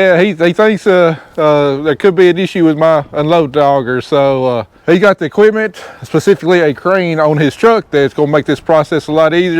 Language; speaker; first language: English; native; English